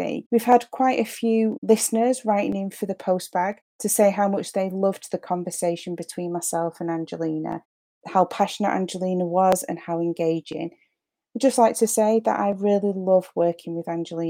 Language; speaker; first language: English; native; English